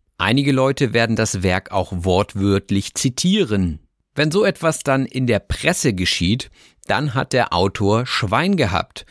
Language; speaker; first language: German; native; German